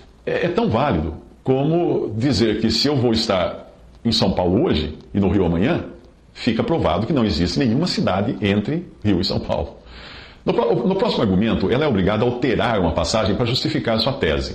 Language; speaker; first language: Portuguese; native; Portuguese